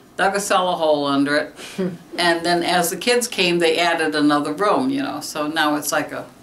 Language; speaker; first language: English; native; English